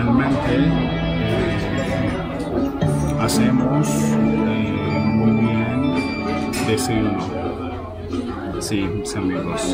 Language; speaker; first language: Spanish; non-native, learner; Turkish